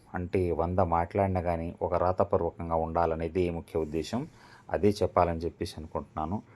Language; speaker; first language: Telugu; non-native, local second language; Lambadi